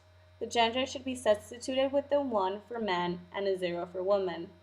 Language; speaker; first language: English; native; English